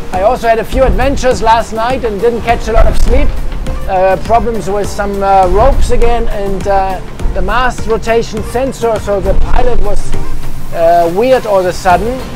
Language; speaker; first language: English; non-native, fluent; German